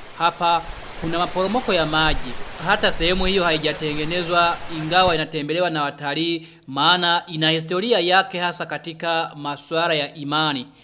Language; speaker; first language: Swahili; non-native, local second language; Rundi